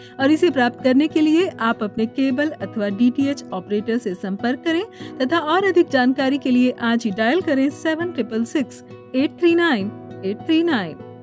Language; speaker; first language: Hindi; non-native, local second language; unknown